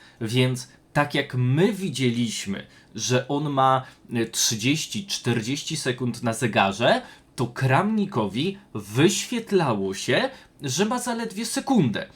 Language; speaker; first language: Polish; native; Polish